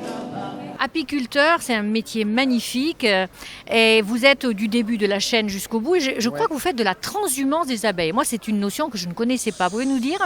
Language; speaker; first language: French; native; French